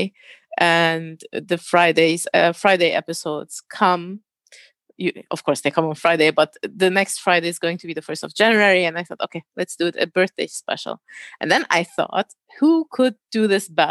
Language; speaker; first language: English; non-native, fluent; German